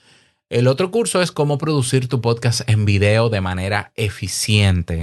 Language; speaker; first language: Spanish; native; Spanish